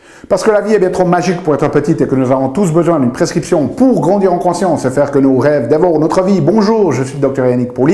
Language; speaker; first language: French; native; French